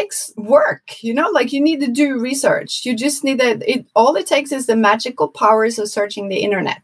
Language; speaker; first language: English; non-native, fluent; Norwegian